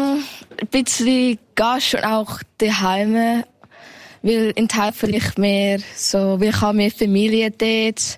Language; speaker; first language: German; early bilingual, heritage; Thai